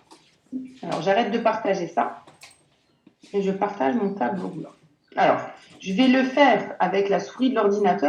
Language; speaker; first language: French; native; French